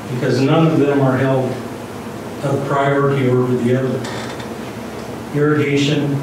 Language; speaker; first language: English; native; English